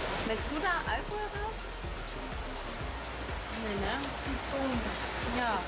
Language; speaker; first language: German; native; German